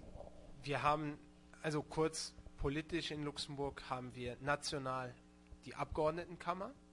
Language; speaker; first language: German; non-native, local second language; Luxembourgish